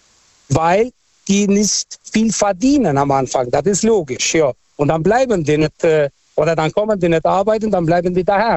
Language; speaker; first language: German; non-native, fluent; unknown